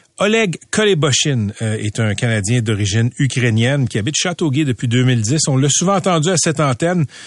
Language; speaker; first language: French; native; French